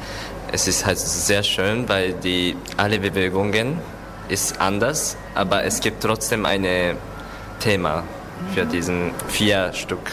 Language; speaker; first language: German; non-native, learner; Japanese